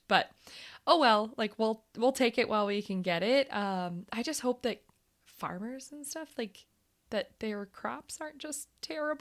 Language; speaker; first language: English; native; English